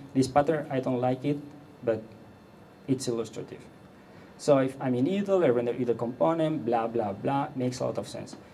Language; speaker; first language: English; non-native, fluent; Catalan